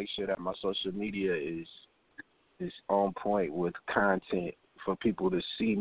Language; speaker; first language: English; native; English